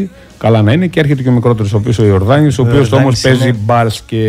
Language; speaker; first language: Greek; native; Greek